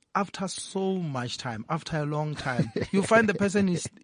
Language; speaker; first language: English; non-native, local second language; Northern Sotho